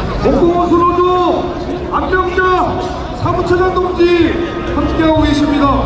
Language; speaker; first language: Korean; native; Korean